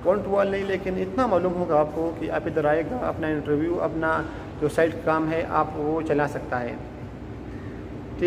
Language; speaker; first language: Hindi; non-native, local second language; Pashto